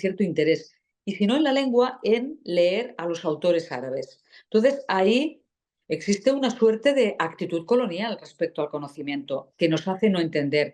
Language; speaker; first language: Spanish; native; Spanish